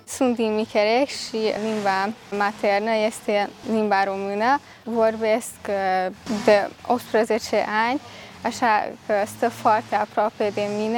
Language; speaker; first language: Romanian; early bilingual, heritage; Romanian